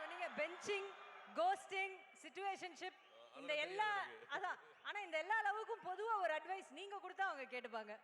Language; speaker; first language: Tamil; native; Tamil